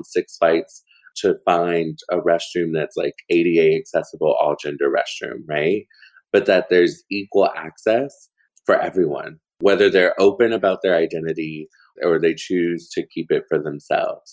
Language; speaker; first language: English; native; English